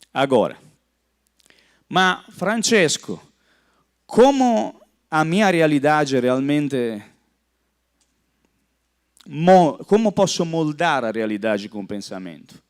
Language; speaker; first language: Portuguese; non-native, fluent; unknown